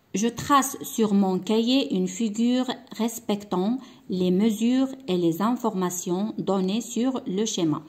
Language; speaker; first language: French; non-native, local second language; Arabic